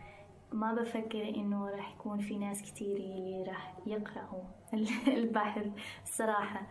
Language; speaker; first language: Arabic; non-native, fluent; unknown